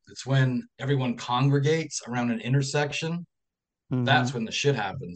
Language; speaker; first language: English; native; English